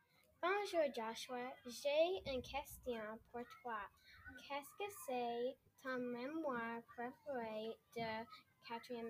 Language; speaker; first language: French; non-native, learner; English